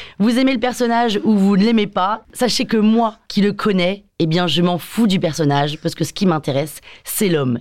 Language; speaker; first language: French; native; French